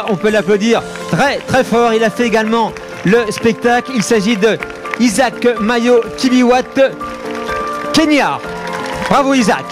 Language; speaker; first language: French; native; French